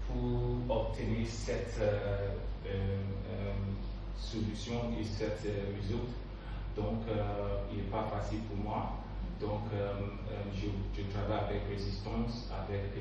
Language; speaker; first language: French; non-native, learner; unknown